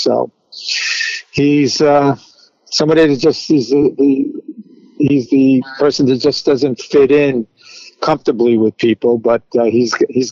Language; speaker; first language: English; native; English